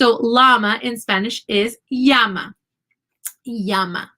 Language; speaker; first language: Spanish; non-native, fluent; English